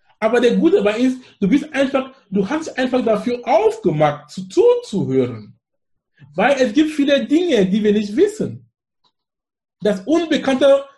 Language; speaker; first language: German; non-native, fluent; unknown